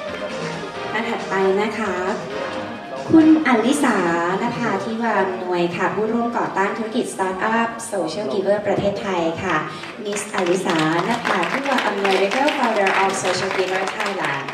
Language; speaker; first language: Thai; native; Thai